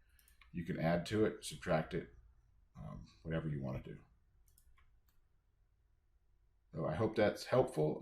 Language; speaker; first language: English; native; English